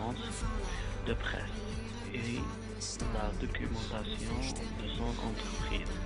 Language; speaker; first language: French; non-native, learner; Arabic